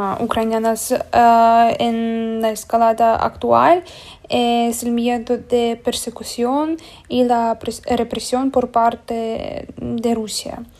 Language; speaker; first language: Spanish; non-native, fluent; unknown